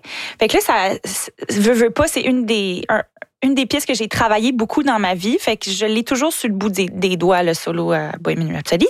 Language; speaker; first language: French; native; French